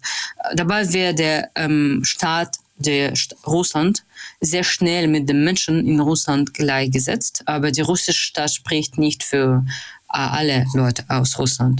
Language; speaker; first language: German; non-native, fluent; Russian